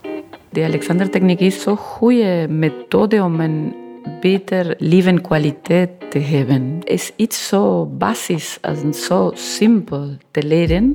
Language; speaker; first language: Dutch; non-native, learner; Spanish